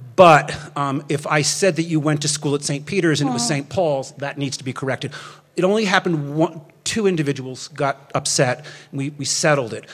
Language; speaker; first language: English; native; English